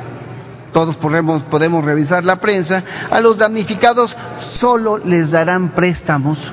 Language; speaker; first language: Spanish; native; Spanish